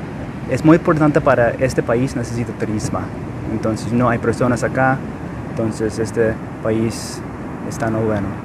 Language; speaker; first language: Spanish; non-native, learner; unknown